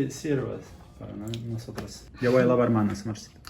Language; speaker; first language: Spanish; non-native, learner; Russian